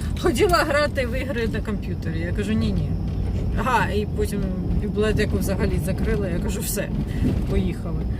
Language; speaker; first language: Ukrainian; non-native, local second language; Russian